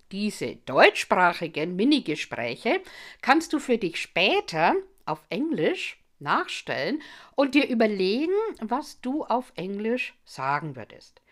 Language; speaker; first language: German; non-native, fluent; English